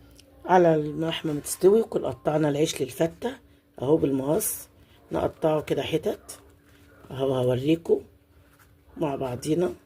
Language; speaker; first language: Arabic; native; Arabic